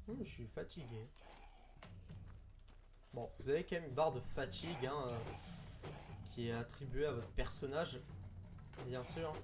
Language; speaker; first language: French; native; French